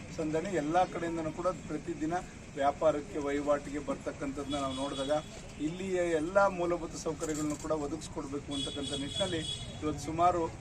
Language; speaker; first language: Kannada; native; Kannada